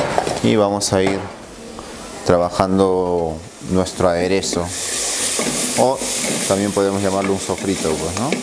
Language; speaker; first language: Spanish; native; Spanish